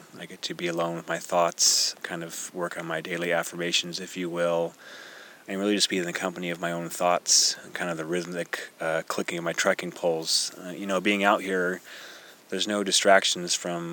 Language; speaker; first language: English; native; English